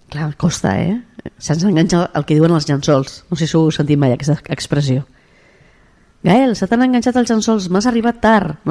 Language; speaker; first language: Catalan; native; Catalan